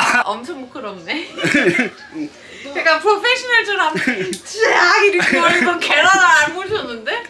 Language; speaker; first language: Korean; non-native, fluent; German